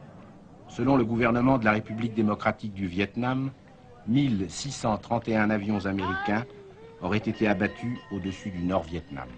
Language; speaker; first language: French; native; French